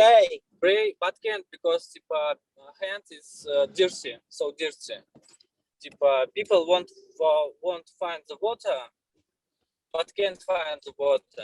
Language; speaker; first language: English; non-native, learner; Russian